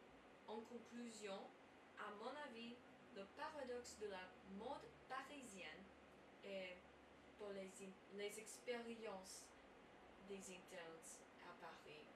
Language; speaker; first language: French; non-native, learner; English